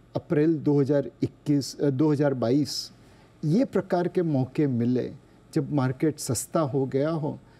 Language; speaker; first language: Hindi; non-native, local second language; Gujarati